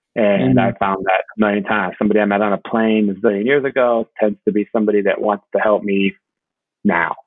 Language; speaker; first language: English; native; English